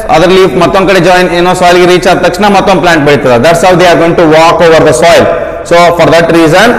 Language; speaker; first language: English; non-native, local second language; Kannada